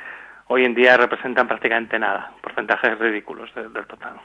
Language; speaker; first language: Spanish; native; Spanish